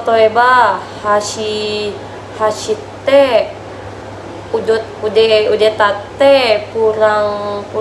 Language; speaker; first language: Japanese; non-native, learner; Indonesian